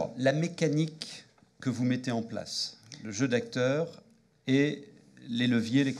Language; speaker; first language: French; native; French